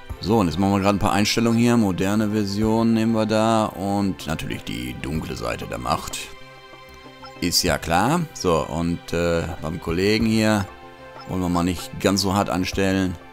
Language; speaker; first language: German; native; German